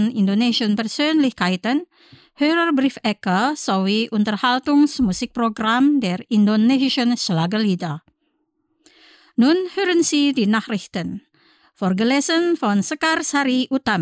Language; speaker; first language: German; non-native, fluent; Indonesian